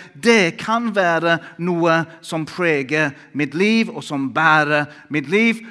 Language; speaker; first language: Norwegian; non-native, fluent; English